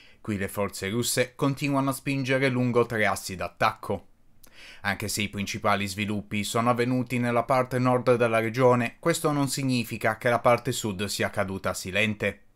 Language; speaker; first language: Italian; native; Italian